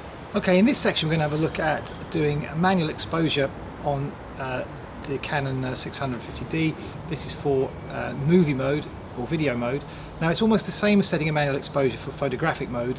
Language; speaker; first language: English; native; English